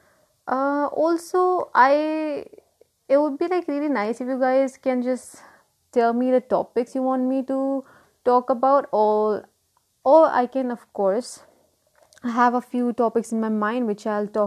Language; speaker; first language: English; non-native, local second language; Hindi